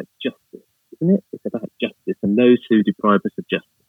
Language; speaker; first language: English; native; English